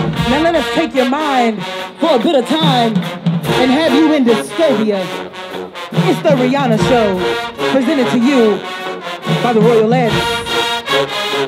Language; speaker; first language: English; native; English